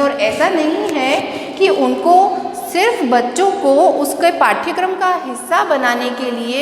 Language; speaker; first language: Hindi; native; Hindi